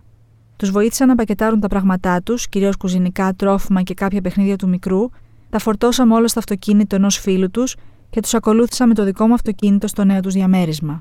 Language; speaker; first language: Greek; native; Greek